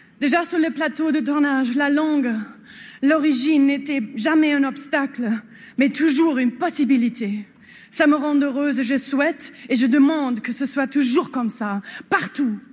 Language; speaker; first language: French; non-native, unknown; German